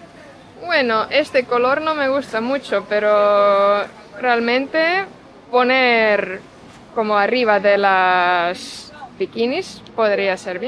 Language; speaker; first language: Spanish; non-native, fluent; Portuguese